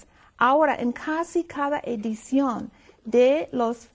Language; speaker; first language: Spanish; non-native, fluent; English